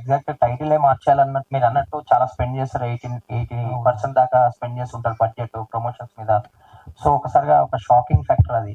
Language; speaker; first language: Telugu; native; Telugu